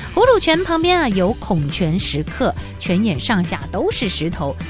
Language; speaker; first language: Chinese; native; Chinese